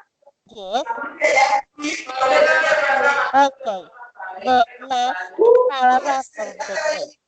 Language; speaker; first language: English; non-native, fluent; Spanish